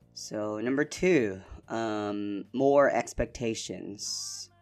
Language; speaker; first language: English; non-native, local second language; Filipino